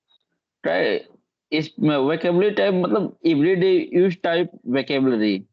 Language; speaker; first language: English; non-native, learner; Hindi